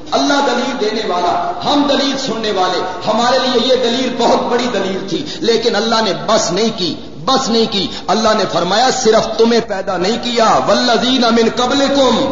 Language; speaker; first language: Urdu; non-native, local second language; Punjabi